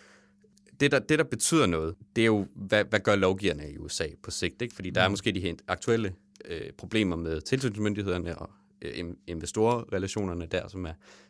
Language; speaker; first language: Danish; native; Danish